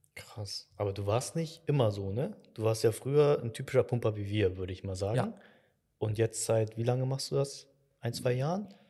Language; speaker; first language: German; early bilingual, other home language; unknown